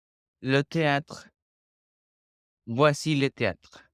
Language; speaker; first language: French; non-native, learner; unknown